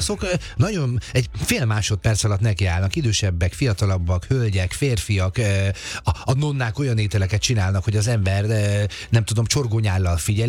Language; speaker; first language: Hungarian; native; Hungarian